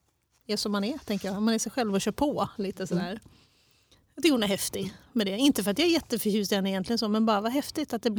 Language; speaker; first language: Swedish; native; Swedish